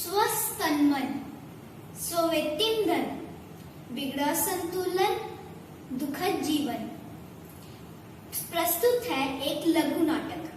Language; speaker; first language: Hindi; native; Hindi